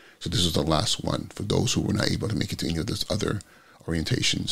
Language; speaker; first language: English; native; English